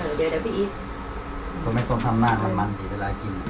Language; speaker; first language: Thai; native; Thai